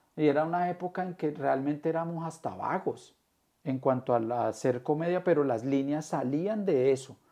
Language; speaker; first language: Spanish; native; Spanish